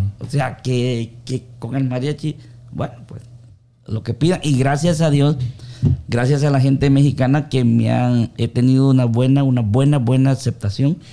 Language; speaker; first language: Spanish; native; Spanish